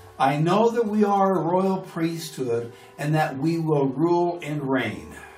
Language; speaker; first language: English; native; English